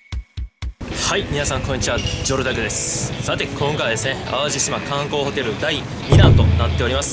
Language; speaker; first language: Japanese; native; Japanese